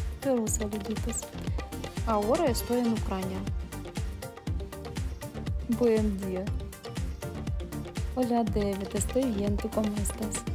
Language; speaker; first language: Spanish; non-native, learner; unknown